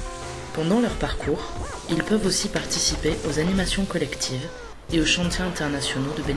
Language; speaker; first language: French; native; French